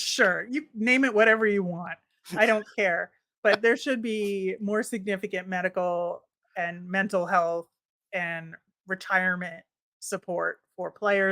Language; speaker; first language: English; native; English